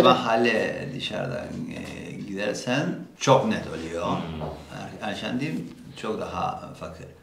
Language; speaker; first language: Turkish; non-native, learner; Spanish